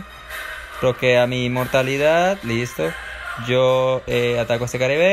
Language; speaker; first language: Spanish; native; Spanish